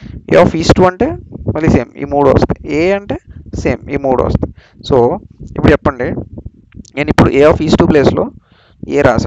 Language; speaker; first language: Telugu; native; Telugu